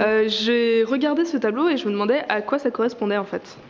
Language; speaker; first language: French; native; French